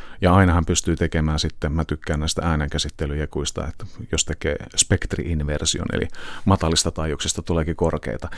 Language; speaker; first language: Finnish; native; Finnish